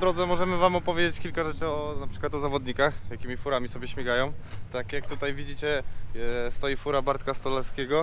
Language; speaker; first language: Polish; native; Polish